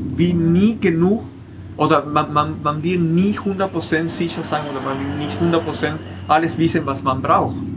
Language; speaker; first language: German; non-native, fluent; Spanish